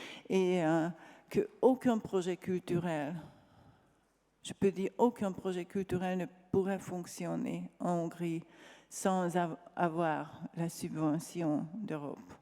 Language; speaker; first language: French; non-native, fluent; Hungarian